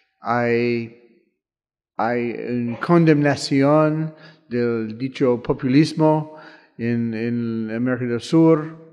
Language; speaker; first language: Spanish; non-native, fluent; English